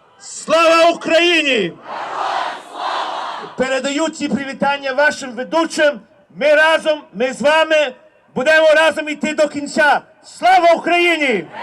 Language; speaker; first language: Ukrainian; early bilingual, heritage; Ukrainian